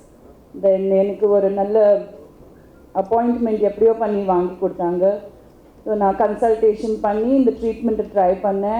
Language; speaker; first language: Tamil; non-native, local second language; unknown